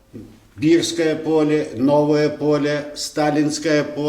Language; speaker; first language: Russian; native; Russian